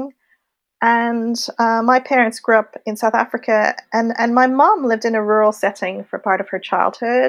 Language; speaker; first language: English; native; English